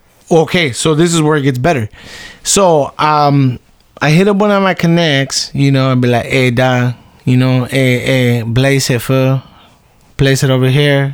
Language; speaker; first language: English; early bilingual, other home language; Spanish